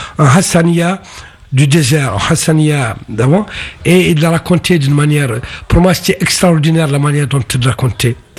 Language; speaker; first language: French; non-native, local second language; Arabic